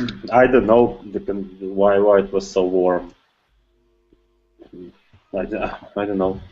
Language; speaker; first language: English; non-native, learner; Russian